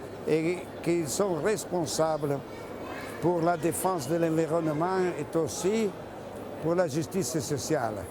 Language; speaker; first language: French; non-native, fluent; Italian